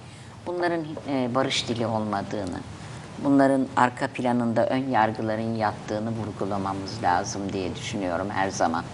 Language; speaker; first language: Turkish; native; Turkish